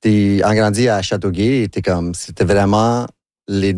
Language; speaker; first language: French; non-native, local second language; English